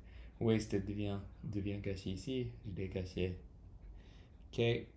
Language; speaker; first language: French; non-native, learner; English